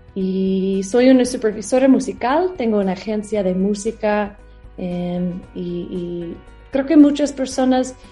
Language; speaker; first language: Spanish; non-native, fluent; English